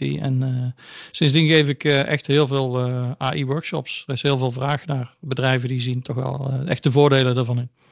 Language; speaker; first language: Dutch; native; Dutch